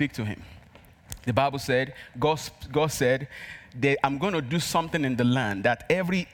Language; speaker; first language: English; non-native, local second language; Yoruba